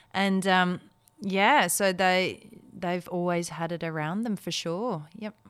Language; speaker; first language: English; early bilingual, other home language; Dutch